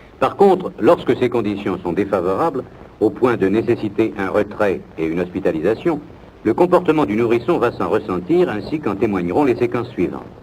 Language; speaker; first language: French; native; French